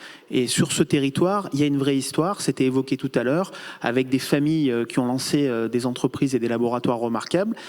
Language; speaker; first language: French; native; French